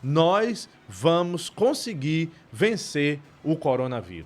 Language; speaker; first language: Portuguese; native; Portuguese